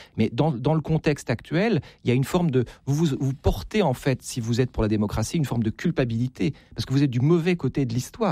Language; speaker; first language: French; native; French